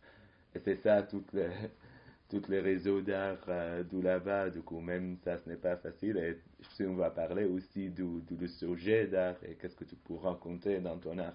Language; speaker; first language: French; non-native, fluent; Arabic